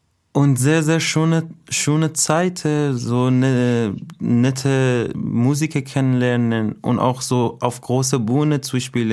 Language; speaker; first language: German; non-native, fluent; Persian